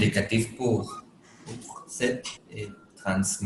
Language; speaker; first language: French; non-native, fluent; Spanish